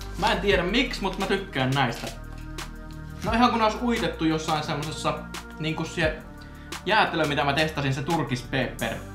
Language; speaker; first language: Finnish; early bilingual, other home language; Russian